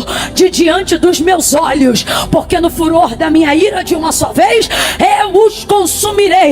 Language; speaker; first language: Portuguese; native; Portuguese